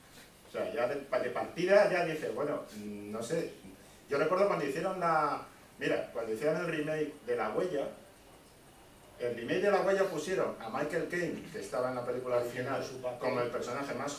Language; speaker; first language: Spanish; native; Spanish